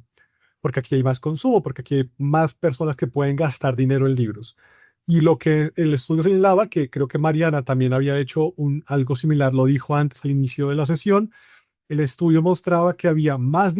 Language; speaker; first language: Spanish; native; Spanish